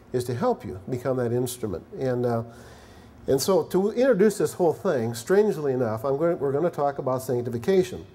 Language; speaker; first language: English; native; English